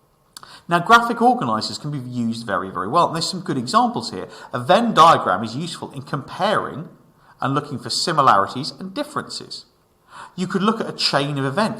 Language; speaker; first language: English; native; English